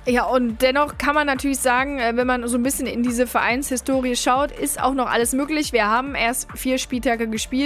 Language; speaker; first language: German; native; German